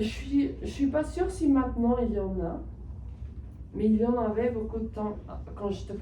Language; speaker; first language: French; non-native, fluent; Spanish